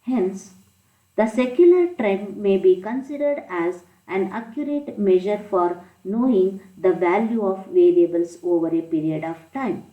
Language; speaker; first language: English; non-native, local second language; Kannada